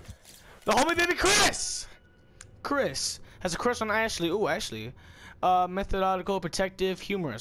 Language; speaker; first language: English; native; English